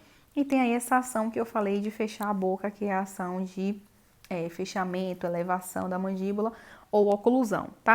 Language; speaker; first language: Portuguese; native; Portuguese